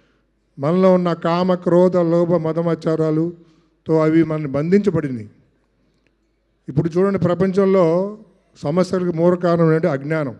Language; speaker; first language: Telugu; native; Telugu